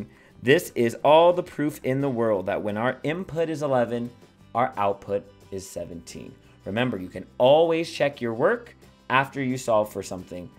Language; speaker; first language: English; native; English